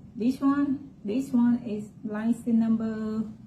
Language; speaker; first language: English; non-native, learner; Thai